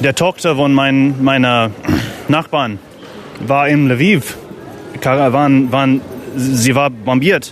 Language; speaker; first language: German; non-native, learner; English